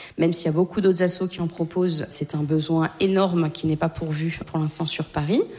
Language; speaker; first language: French; native; French